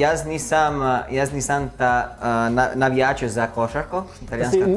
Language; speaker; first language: Slovenian; non-native, learner; Italian